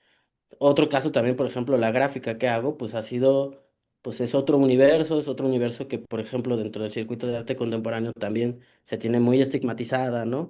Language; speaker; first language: Spanish; native; Spanish